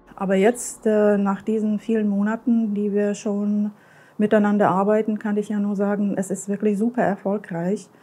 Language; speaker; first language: German; native; German